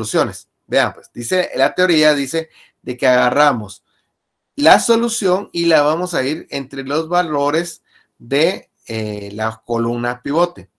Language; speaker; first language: Spanish; native; Spanish